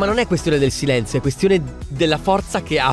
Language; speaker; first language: Italian; native; Italian